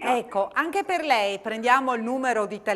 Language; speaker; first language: Italian; native; Italian